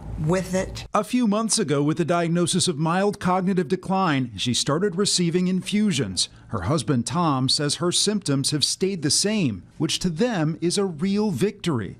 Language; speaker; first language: English; native; English